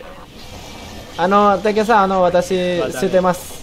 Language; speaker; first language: Japanese; non-native, learner; Indonesian